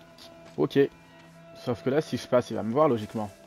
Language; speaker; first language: French; native; French